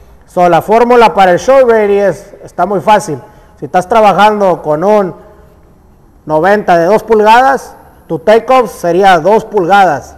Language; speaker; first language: Spanish; early bilingual, heritage; Spanish